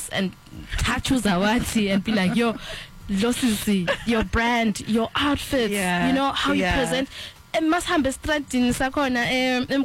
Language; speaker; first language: English; non-native, local second language; Zulu